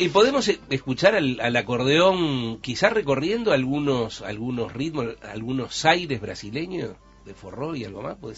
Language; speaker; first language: Spanish; native; Spanish